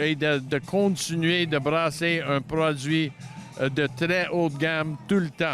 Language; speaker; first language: French; non-native, local second language; English